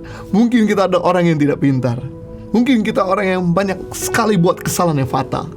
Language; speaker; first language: Indonesian; native; Indonesian